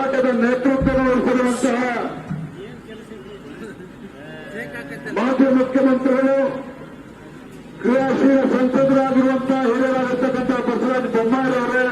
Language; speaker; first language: Kannada; native; Kannada